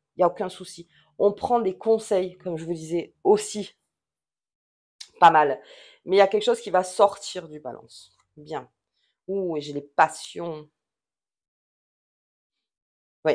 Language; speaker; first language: French; native; French